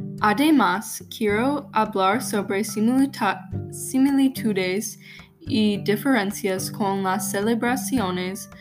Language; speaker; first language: Spanish; non-native, learner; English